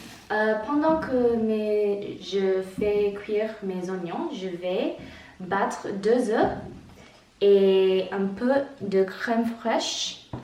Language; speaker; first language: French; non-native, learner; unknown